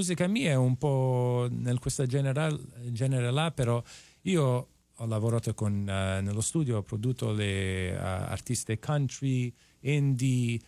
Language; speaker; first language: Italian; non-native, fluent; English